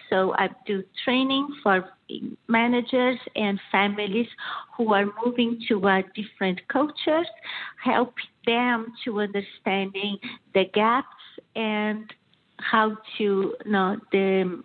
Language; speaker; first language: English; non-native, fluent; Portuguese